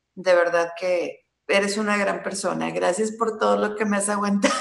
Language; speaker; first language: Spanish; native; Spanish